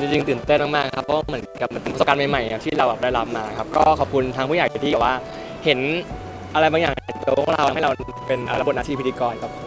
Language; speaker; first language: Thai; native; Thai